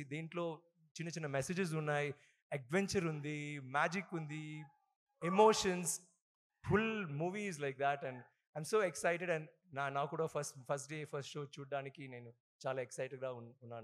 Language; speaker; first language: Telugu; non-native, local second language; Tamil